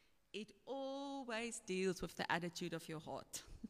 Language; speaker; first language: English; non-native, local second language; Afrikaans